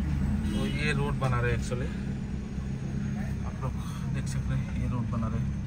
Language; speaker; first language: Hindi; non-native, local second language; Bangla